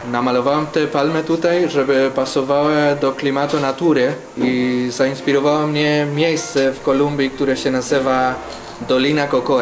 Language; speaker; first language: Polish; non-native, learner; Spanish